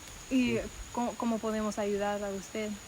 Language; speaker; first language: Spanish; non-native, learner; English